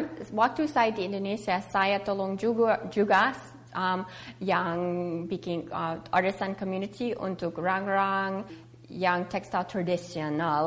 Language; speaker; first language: Indonesian; early bilingual, heritage; English